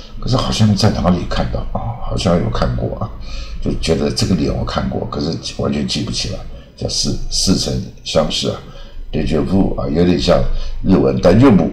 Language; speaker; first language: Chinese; native; Chinese